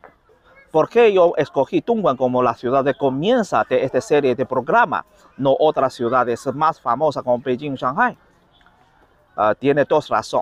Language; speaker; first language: Spanish; non-native, learner; Chinese